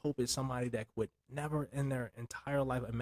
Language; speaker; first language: English; native; English